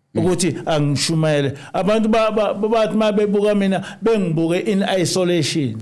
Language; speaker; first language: Zulu; native; Zulu